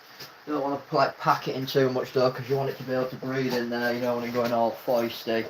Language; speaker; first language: English; native; English